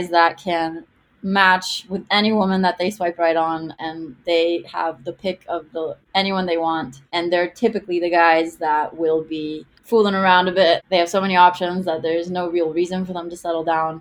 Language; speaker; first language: English; non-native, fluent; Hebrew